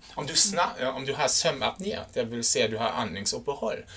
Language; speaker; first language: Swedish; non-native, fluent; German